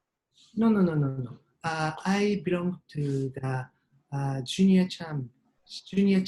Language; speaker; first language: English; non-native, learner; Japanese